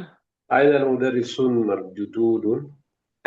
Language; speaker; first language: Arabic; non-native, learner; Indonesian